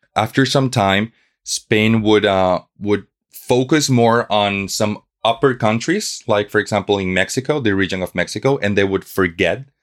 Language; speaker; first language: English; non-native, fluent; Spanish